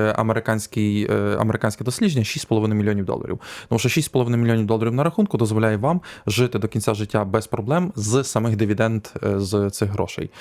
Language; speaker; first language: Ukrainian; native; Ukrainian